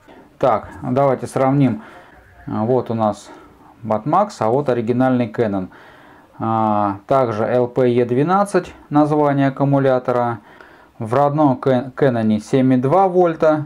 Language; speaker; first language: Russian; native; Russian